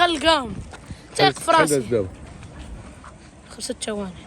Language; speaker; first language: Arabic; native; Arabic